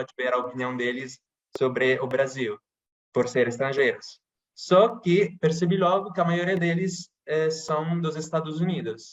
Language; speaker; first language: Portuguese; non-native, fluent; Italian